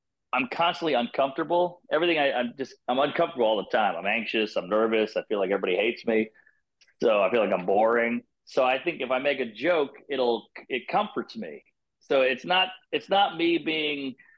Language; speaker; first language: English; native; English